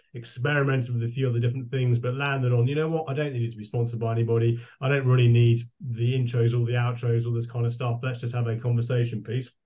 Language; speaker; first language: English; native; English